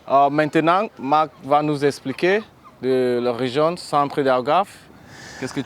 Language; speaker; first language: French; non-native, fluent; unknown